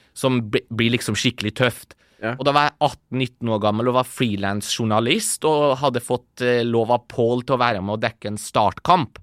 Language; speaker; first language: Norwegian; early bilingual, other home language; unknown